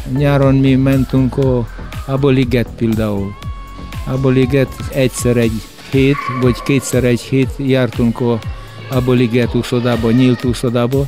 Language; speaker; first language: Hungarian; non-native, learner; Russian